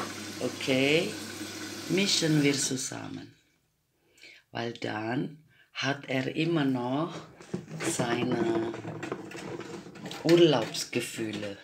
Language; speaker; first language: German; non-native, fluent; Croatian